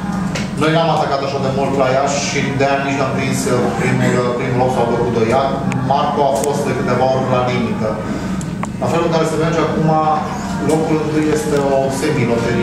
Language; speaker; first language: Romanian; native; Romanian